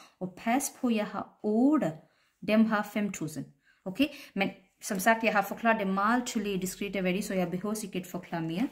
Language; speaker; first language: Danish; non-native, fluent; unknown